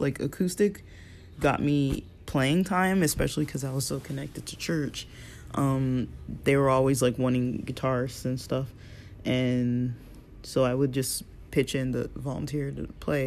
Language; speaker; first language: English; native; English